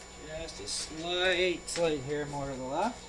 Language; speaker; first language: English; native; English